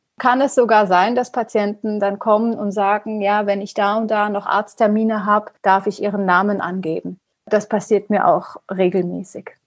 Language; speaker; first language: German; early bilingual, other home language; Persian